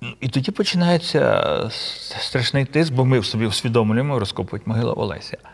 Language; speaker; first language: Ukrainian; native; Ukrainian